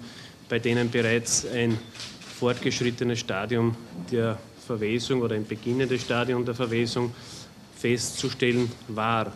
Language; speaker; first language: German; native; German